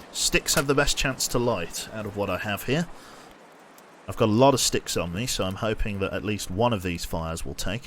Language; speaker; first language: English; native; English